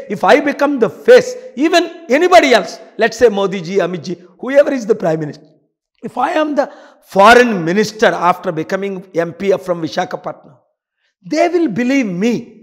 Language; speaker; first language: English; non-native, local second language; Telugu